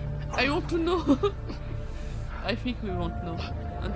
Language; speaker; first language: English; non-native, fluent; French